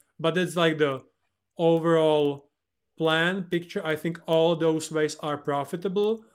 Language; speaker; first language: English; non-native, fluent; Czech